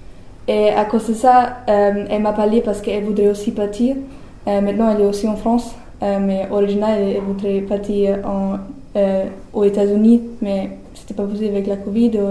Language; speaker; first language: French; non-native, learner; German